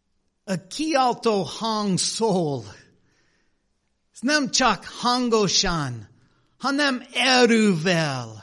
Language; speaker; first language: Hungarian; non-native, fluent; English